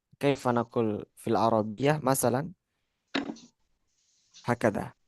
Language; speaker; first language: Arabic; non-native, fluent; Indonesian